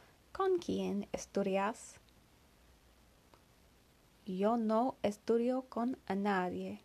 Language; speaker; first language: Spanish; non-native, learner; English